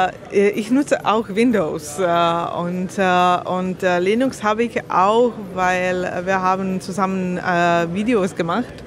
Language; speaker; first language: German; non-native, learner; Slovak